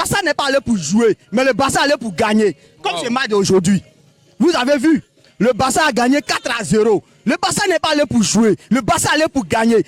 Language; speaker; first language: French; non-native, local second language; Wolof